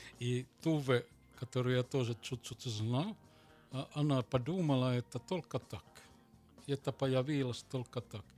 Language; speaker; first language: Russian; non-native, learner; Finnish